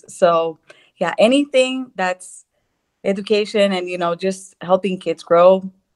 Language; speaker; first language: English; non-native, fluent; Spanish